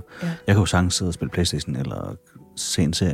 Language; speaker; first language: Danish; native; Danish